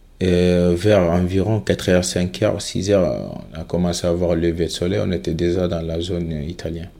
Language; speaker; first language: French; non-native, local second language; Fula